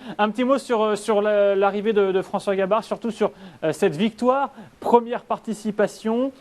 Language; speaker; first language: French; native; French